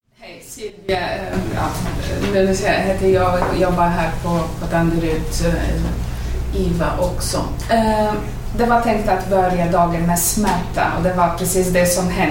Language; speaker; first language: Swedish; non-native, fluent; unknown